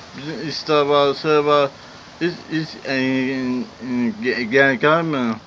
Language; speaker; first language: Turkish; non-native, learner; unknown